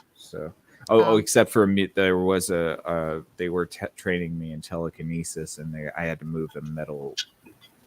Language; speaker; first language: English; native; English